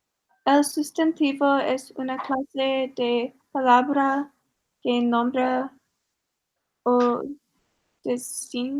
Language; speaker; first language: Spanish; non-native, learner; English